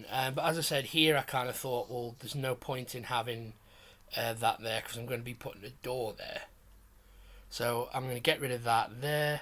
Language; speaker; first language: English; native; English